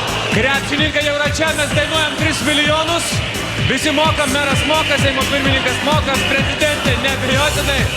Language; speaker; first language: Lithuanian; native; Lithuanian